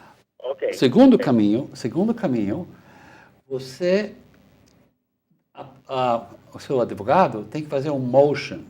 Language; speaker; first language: Portuguese; non-native, fluent; Spanish